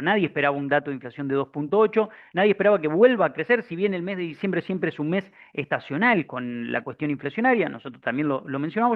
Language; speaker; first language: Spanish; native; Spanish